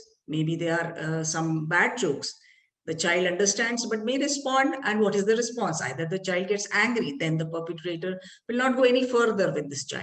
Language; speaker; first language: English; non-native, local second language; Malayalam